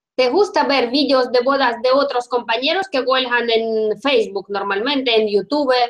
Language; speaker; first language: Spanish; non-native, fluent; Russian